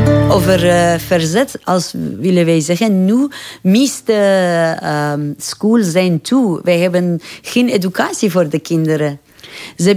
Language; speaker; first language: Dutch; non-native, fluent; Persian